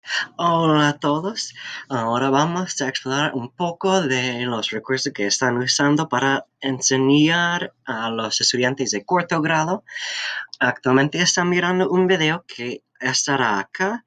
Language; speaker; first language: Spanish; non-native, fluent; English